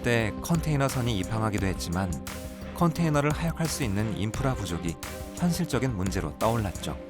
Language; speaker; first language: Korean; native; Korean